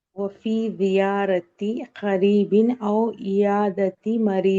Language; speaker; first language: Arabic; non-native, learner; Urdu